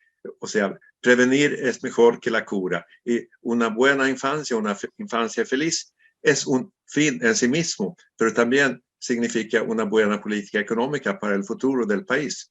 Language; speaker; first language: Spanish; non-native, fluent; Swedish